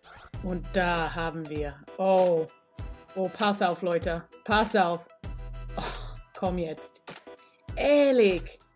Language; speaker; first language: German; non-native, learner; English